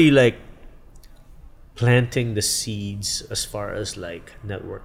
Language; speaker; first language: English; non-native, local second language; Filipino